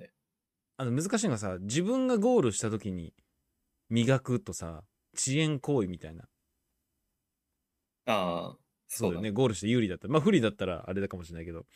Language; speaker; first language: Japanese; native; Japanese